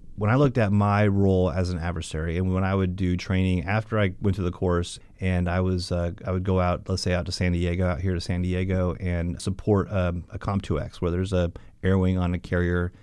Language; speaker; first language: English; native; English